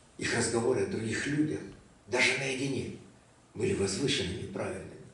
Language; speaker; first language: Russian; native; Russian